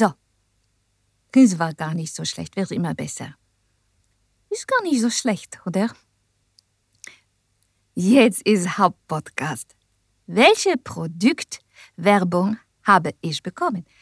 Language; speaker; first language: German; non-native, learner; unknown